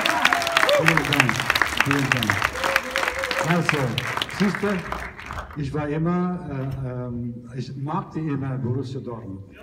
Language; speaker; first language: German; non-native, learner; Italian